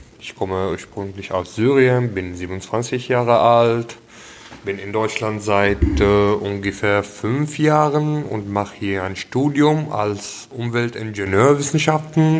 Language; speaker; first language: German; non-native, local second language; Arabic